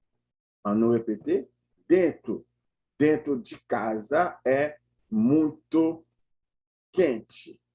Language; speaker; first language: Portuguese; non-native, learner; Haitian Creole